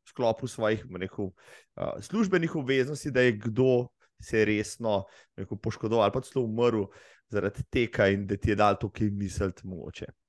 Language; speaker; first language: Slovenian; native; Slovenian